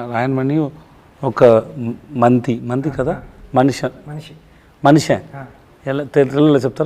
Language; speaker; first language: Telugu; non-native, learner; Tamil